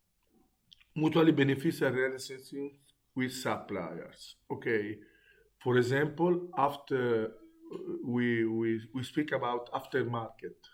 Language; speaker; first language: English; non-native, learner; Italian